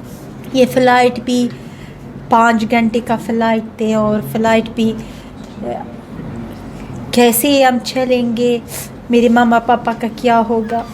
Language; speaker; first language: Hindi; non-native, learner; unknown